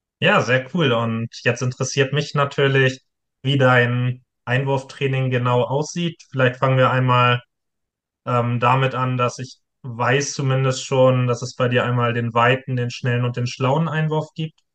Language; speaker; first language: German; native; German